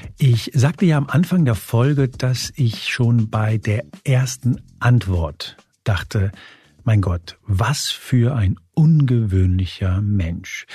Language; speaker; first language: German; early bilingual, other home language; Spanish